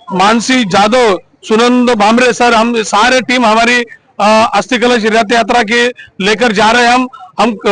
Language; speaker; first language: Hindi; non-native, local second language; Marathi